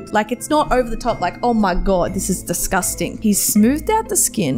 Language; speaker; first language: English; native; English